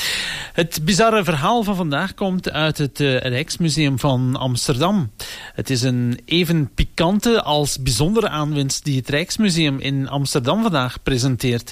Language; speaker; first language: Dutch; native; Dutch